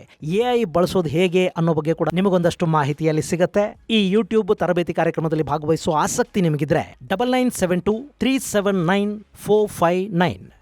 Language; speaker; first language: Kannada; native; Kannada